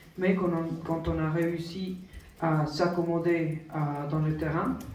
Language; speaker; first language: French; non-native, fluent; Spanish